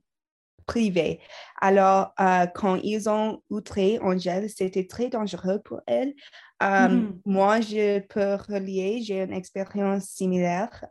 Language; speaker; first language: French; non-native, learner; English